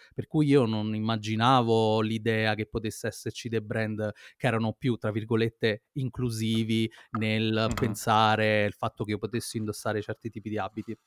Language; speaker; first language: Italian; native; Italian